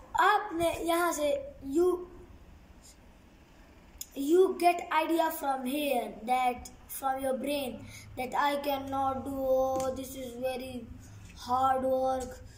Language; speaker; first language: English; non-native, learner; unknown